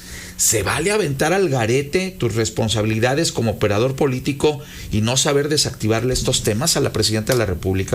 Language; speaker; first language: Spanish; native; Spanish